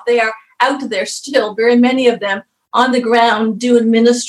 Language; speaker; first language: English; native; English